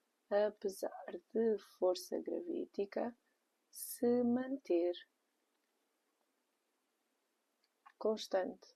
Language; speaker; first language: Portuguese; native; Portuguese